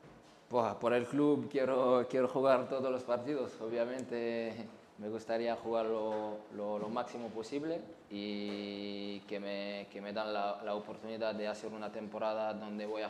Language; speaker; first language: Spanish; non-native, fluent; French